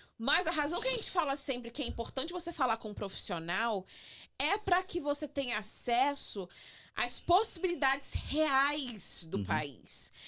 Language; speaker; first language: Portuguese; native; Portuguese